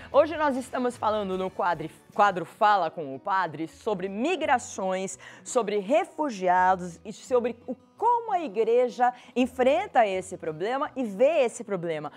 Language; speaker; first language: Portuguese; native; Portuguese